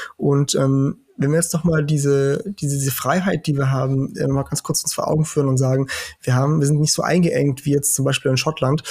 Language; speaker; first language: German; early bilingual, heritage; German